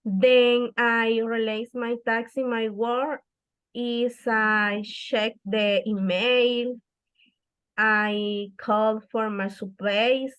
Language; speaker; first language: English; non-native, learner; Spanish